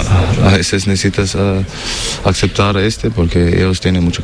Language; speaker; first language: Spanish; non-native, learner; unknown